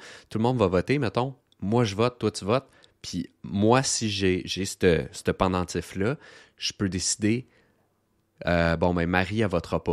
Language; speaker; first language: French; native; French